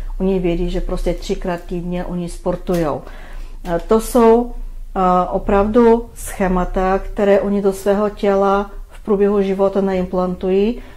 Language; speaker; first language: Czech; non-native, fluent; Bulgarian